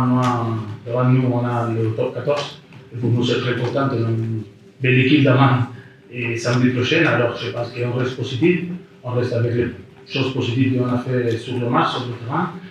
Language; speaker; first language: French; non-native, fluent; Spanish